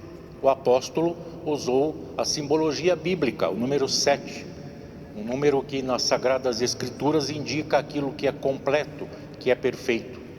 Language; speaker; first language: Portuguese; native; Portuguese